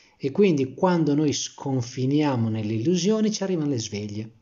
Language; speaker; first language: Italian; native; Italian